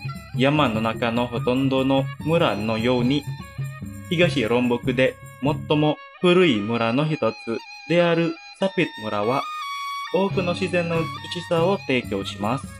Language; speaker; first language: Japanese; non-native, fluent; Indonesian